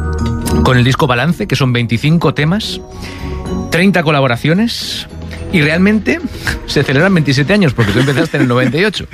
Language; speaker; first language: Spanish; native; Spanish